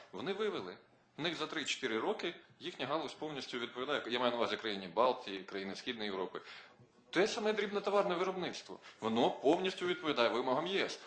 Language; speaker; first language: Ukrainian; native; Ukrainian